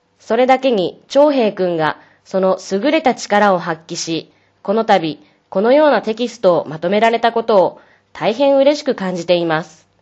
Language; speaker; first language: Japanese; native; Japanese